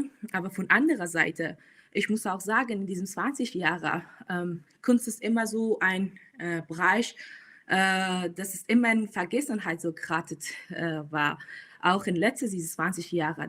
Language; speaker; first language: German; non-native, fluent; Persian